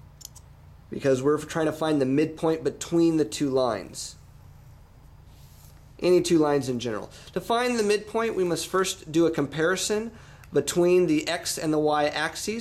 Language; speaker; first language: English; native; English